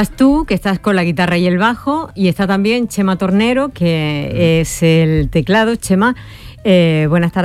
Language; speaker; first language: Spanish; native; Spanish